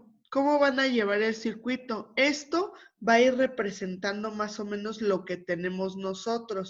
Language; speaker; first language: Spanish; native; Spanish